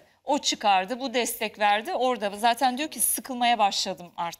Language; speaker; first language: Turkish; native; Turkish